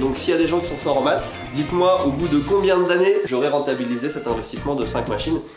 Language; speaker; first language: French; native; French